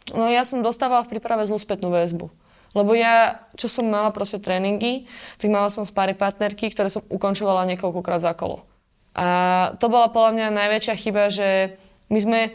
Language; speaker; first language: Slovak; native; Slovak